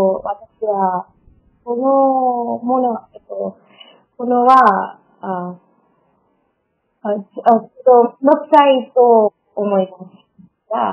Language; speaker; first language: Japanese; non-native, learner; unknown